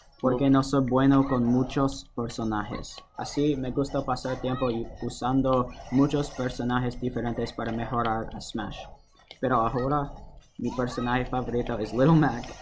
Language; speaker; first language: Spanish; non-native, learner; English